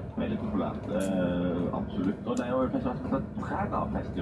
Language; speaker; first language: Norwegian; native; Norwegian